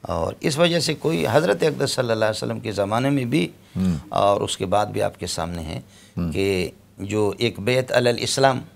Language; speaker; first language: Urdu; non-native, local second language; Brahui